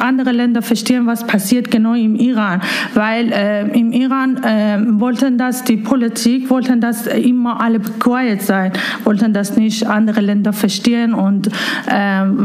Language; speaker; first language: German; non-native, learner; Persian